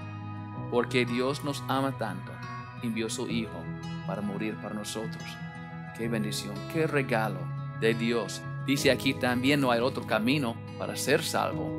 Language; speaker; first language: Spanish; non-native, learner; English